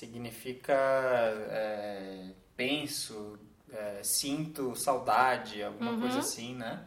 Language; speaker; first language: Portuguese; native; Portuguese